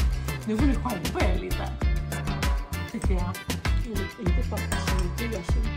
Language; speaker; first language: Swedish; non-native, learner; Filipino